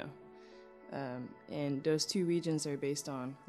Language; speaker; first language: English; non-native, fluent; Dutch